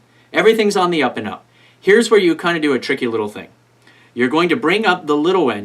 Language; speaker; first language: English; native; English